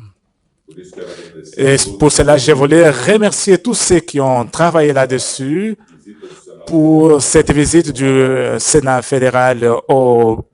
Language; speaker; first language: French; non-native, fluent; Portuguese